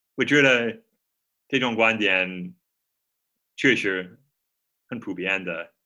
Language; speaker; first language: Chinese; non-native, fluent; English